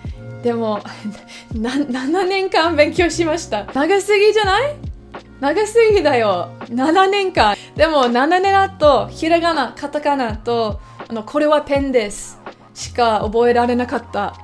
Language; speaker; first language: Japanese; non-native, learner; English